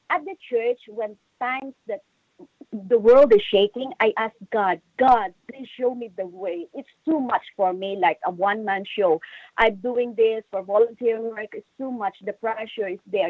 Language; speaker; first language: English; non-native, local second language; Filipino